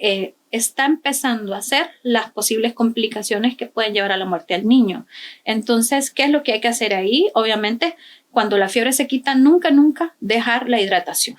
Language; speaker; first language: Spanish; native; Spanish